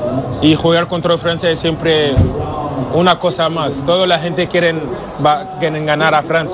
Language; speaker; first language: Spanish; non-native, fluent; French